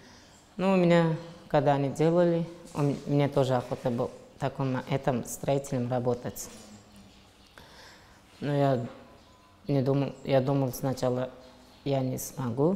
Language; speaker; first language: Russian; non-native, local second language; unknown